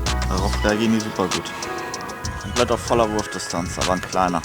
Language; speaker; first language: German; native; German